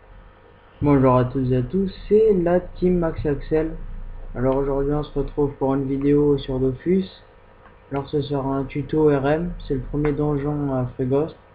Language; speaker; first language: French; native; French